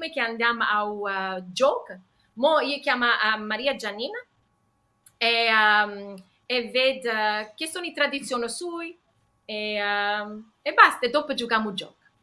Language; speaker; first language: Italian; early bilingual, heritage; English